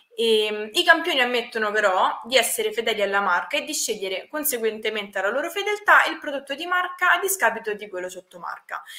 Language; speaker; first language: Italian; native; Italian